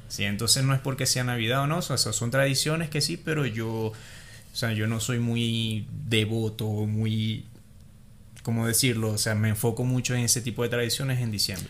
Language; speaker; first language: Spanish; native; Spanish